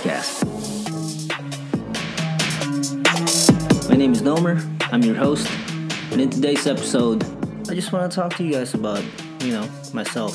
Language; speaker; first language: English; non-native, local second language; Filipino